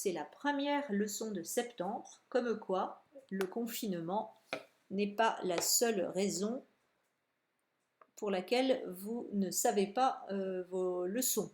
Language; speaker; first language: French; native; French